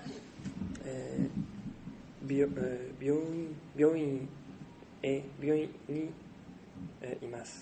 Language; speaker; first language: Japanese; non-native, learner; French